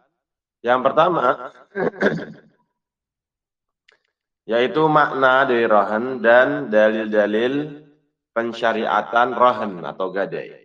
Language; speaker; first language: Indonesian; native; Indonesian